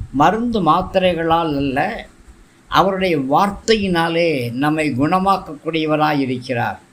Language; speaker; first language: Tamil; native; Tamil